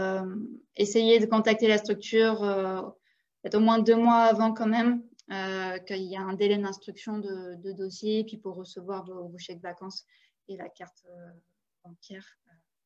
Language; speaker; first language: French; native; French